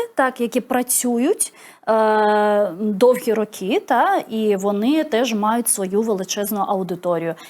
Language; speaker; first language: Ukrainian; non-native, local second language; Crimean Tatar